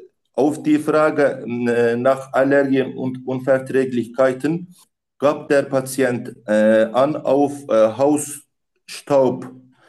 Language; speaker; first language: German; non-native, learner; Turkish